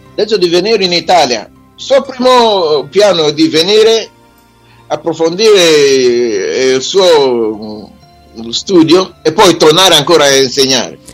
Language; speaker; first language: Italian; non-native, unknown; Igbo